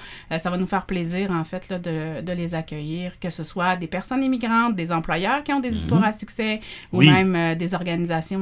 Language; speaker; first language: French; native; French